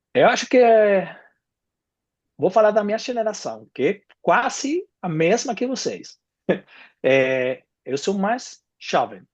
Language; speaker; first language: Portuguese; non-native, fluent; Spanish